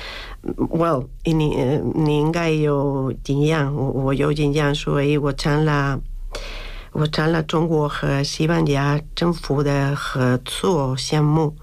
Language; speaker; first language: Chinese; non-native, learner; Spanish